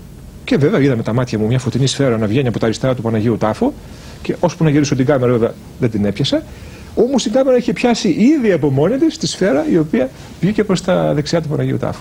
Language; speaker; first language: Greek; native; Greek